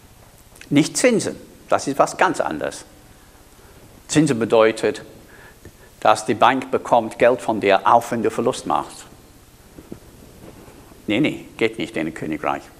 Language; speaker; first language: German; non-native, fluent; English